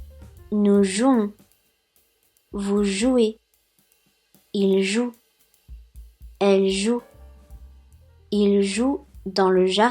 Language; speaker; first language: French; non-native, fluent; Japanese